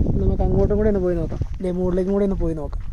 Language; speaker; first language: Malayalam; native; Malayalam